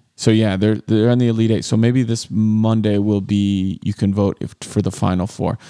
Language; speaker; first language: English; native; English